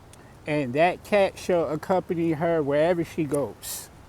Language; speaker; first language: English; native; English